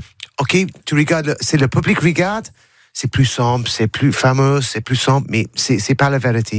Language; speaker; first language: French; non-native, learner; English